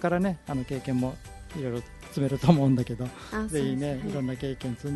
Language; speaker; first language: Japanese; native; Japanese